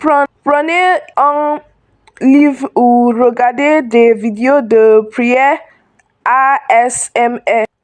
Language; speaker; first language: French; non-native, learner; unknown